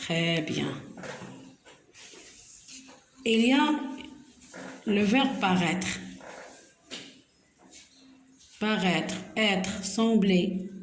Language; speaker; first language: French; non-native, local second language; Arabic